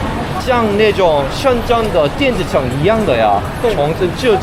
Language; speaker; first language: Chinese; non-native, fluent; Korean